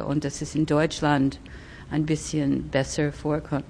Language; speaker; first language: German; early bilingual, other home language; French